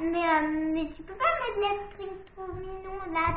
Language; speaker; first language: French; native; French